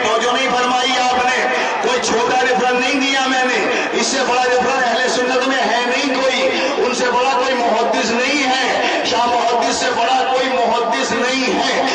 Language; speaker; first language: Urdu; native; Urdu